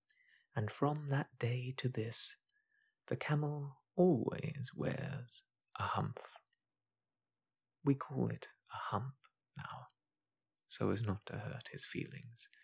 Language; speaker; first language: English; native; English